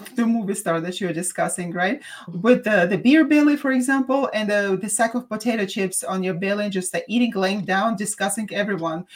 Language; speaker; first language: English; non-native, fluent; Russian